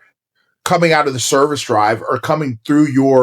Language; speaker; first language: English; native; English